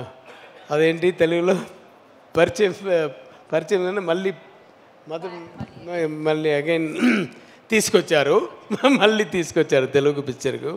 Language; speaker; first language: Telugu; non-native, learner; Tamil